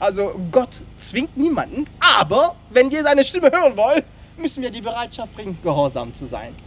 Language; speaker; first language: German; non-native, fluent; French